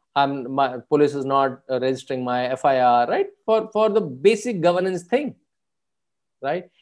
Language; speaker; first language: English; non-native, local second language; Hindi